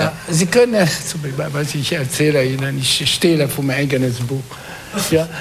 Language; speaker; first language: German; non-native, fluent; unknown